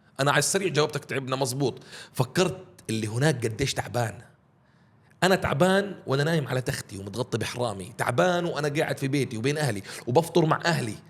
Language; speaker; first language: Arabic; early bilingual, heritage; Arabic